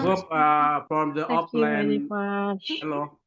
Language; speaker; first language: English; non-native, learner; Indonesian